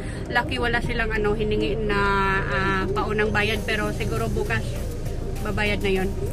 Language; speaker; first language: Filipino; native; Filipino